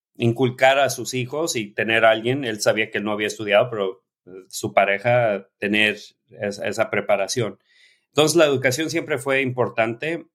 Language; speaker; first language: Spanish; early bilingual, heritage; Spanish